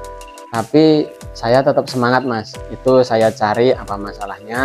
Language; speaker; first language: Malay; non-native, local second language; Javanese